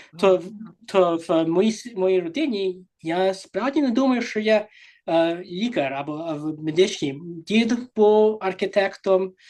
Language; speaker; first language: Ukrainian; early bilingual, heritage; Ukrainian